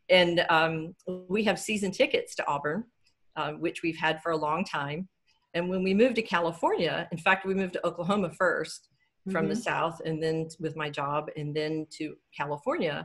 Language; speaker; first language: English; native; English